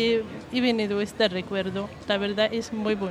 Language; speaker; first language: Spanish; non-native, learner; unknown